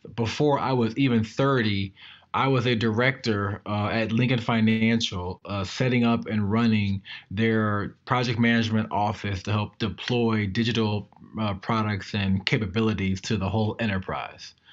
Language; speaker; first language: English; native; English